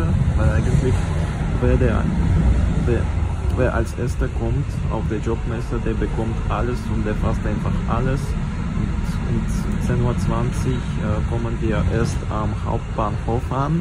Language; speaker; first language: German; non-native, learner; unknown